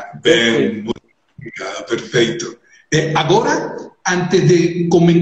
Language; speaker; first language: Portuguese; non-native, learner; Spanish